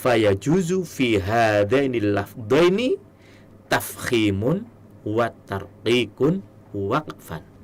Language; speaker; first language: Arabic; non-native, fluent; Indonesian